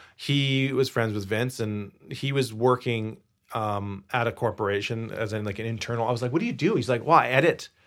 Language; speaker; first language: English; native; English